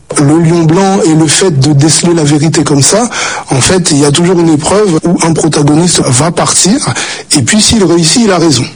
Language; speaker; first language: French; early bilingual, other home language; Haitian Creole